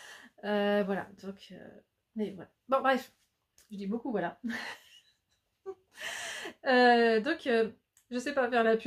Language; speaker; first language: French; native; French